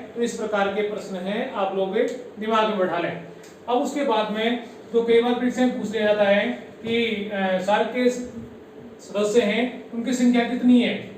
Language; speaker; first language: Hindi; native; Hindi